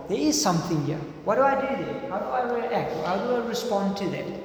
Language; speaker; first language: English; non-native, local second language; Afrikaans